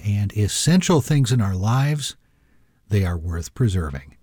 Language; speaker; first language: English; native; English